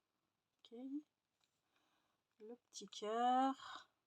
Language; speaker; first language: French; native; French